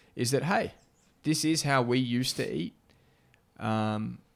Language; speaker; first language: English; native; English